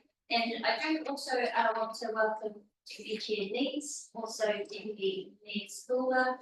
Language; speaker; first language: English; native; English